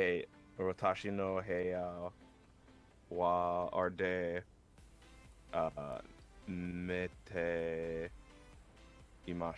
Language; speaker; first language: Japanese; non-native, learner; English